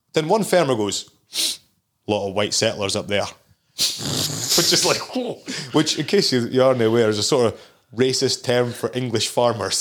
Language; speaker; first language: English; native; English